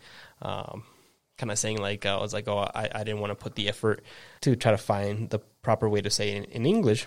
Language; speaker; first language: English; early bilingual, other home language; Spanish